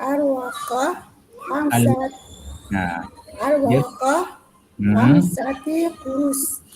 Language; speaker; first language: Arabic; non-native, learner; Malay